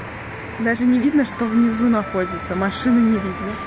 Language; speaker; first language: Russian; native; Russian